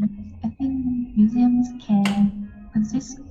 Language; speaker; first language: English; non-native, learner; Vietnamese